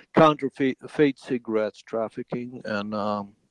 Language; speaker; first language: English; non-native, fluent; Ukrainian